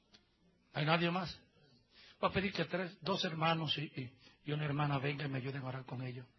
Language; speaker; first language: Spanish; native; Spanish